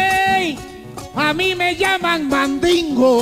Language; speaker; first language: Spanish; native; Spanish